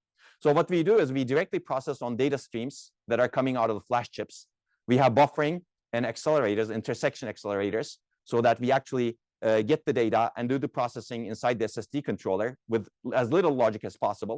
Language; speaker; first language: English; non-native, fluent; Turkish